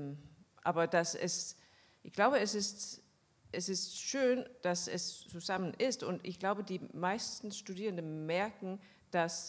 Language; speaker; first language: German; non-native, fluent; Danish